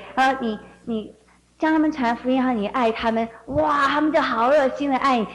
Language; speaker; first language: Chinese; early bilingual, heritage; Chinese